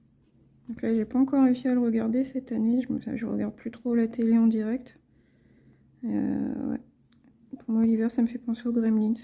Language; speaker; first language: French; native; French